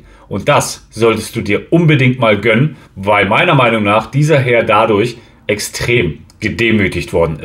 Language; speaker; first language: German; native; German